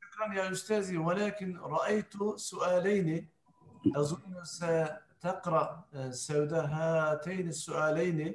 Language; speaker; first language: Arabic; non-native, fluent; Turkish